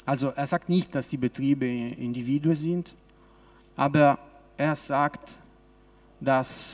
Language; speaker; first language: German; non-native, local second language; Italian